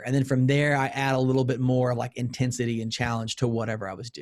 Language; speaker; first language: English; native; English